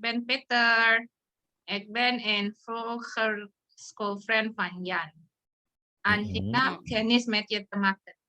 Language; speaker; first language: Dutch; non-native, learner; Indonesian